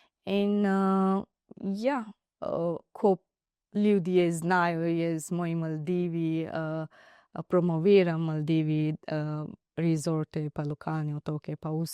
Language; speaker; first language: Slovenian; non-native, learner; Divehi